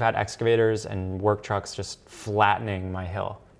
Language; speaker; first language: English; native; English